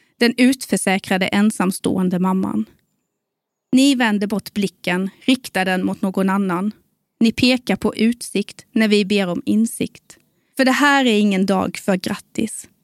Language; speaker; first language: Swedish; native; Swedish